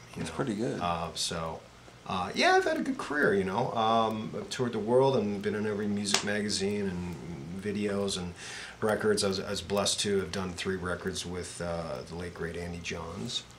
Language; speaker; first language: English; native; English